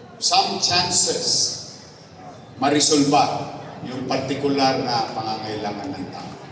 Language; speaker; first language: Filipino; native; Filipino